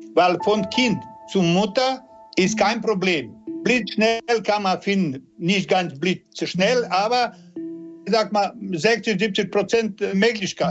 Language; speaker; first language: German; non-native, learner; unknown